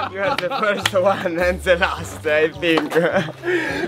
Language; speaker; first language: English; non-native, learner; Italian